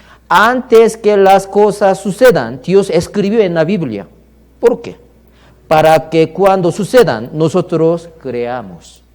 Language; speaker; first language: Spanish; non-native, learner; Korean